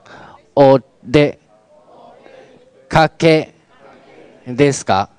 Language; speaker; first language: Japanese; non-native, fluent; Chinese